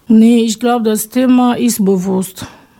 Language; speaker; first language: German; non-native, fluent; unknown